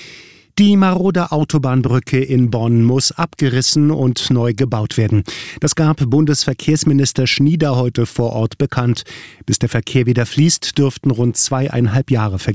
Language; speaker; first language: German; native; German